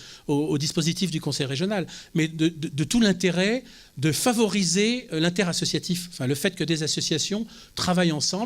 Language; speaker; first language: French; native; French